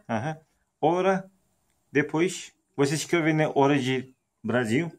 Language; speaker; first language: Portuguese; non-native, learner; Turkish